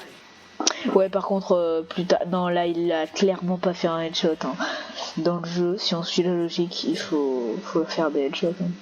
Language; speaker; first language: French; native; French